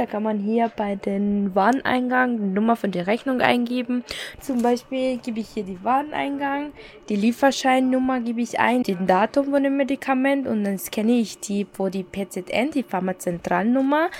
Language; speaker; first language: German; non-native, learner; Arabic